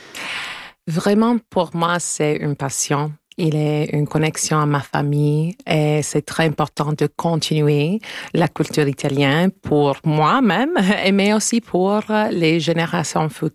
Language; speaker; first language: French; non-native, local second language; English